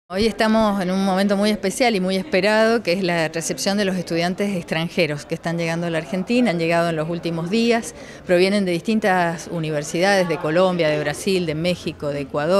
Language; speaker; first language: Spanish; native; Spanish